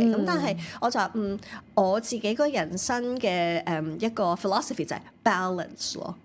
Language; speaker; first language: Cantonese; early bilingual, heritage; Cantonese